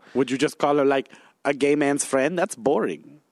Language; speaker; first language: English; native; English